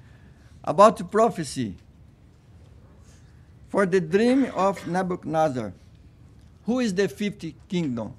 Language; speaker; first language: English; non-native, fluent; Portuguese